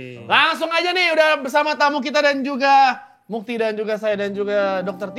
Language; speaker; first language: Indonesian; native; Indonesian